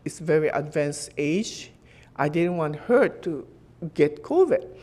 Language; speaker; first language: English; non-native, fluent; Japanese